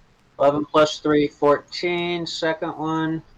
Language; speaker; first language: English; native; English